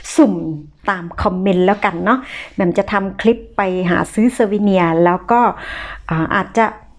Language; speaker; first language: Thai; native; Thai